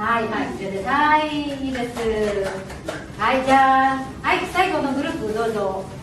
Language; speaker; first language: Japanese; non-native, fluent; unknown